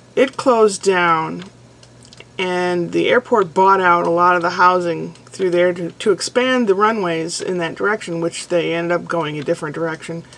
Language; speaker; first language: English; native; English